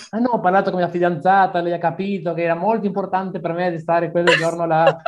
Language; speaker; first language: Italian; non-native, learner; Spanish